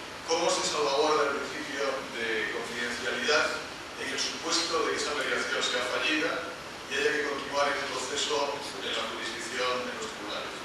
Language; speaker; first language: Spanish; native; Spanish